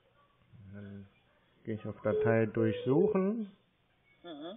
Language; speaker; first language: German; native; German